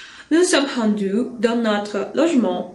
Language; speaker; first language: French; non-native, fluent; Portuguese